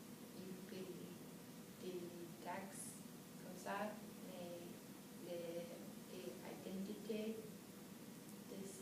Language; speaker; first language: French; non-native, learner; English